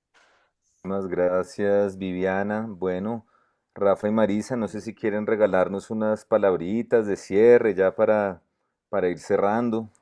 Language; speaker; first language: Spanish; native; Spanish